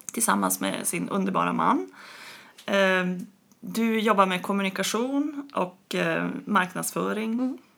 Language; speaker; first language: Swedish; native; Swedish